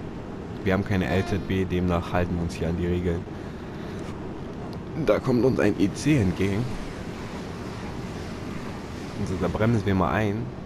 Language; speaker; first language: German; native; German